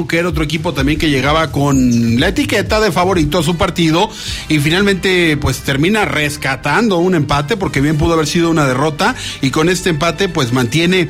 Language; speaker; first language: Spanish; native; Spanish